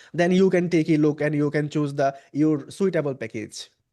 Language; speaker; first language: English; non-native, local second language; Bangla